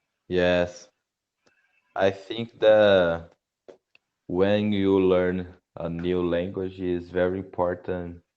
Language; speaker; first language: English; non-native, learner; Portuguese